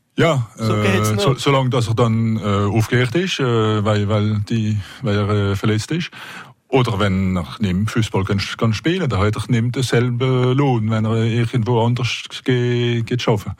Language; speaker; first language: German; non-native, local second language; French